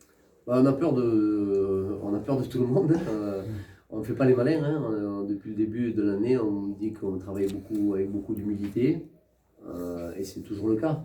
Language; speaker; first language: French; native; French